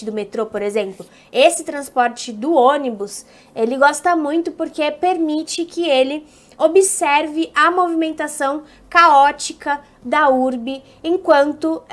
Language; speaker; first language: Portuguese; native; Portuguese